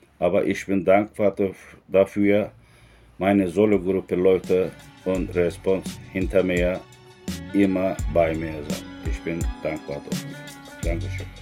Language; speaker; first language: German; non-native, learner; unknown